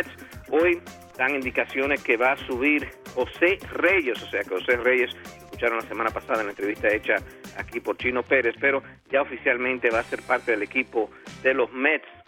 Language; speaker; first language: Spanish; native; Spanish